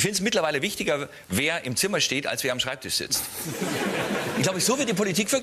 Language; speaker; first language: German; native; German